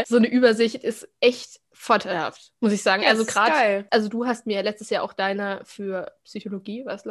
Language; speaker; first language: German; native; German